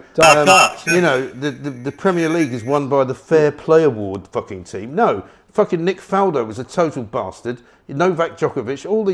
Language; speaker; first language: English; native; English